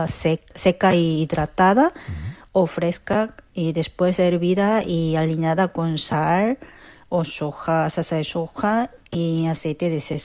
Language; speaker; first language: Spanish; non-native, learner; Korean